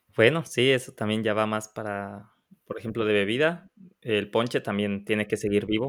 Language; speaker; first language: Spanish; native; Spanish